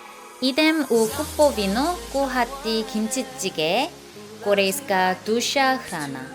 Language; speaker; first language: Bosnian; non-native, learner; Korean